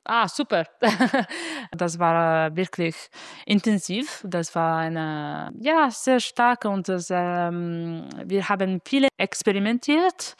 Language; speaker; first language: German; non-native, fluent; Italian